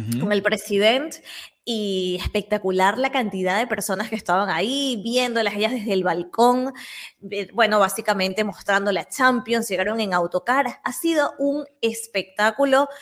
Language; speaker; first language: Spanish; native; Spanish